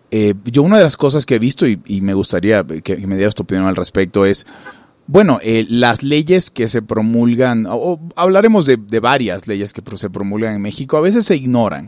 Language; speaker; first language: Spanish; native; Spanish